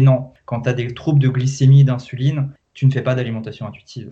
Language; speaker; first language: French; native; French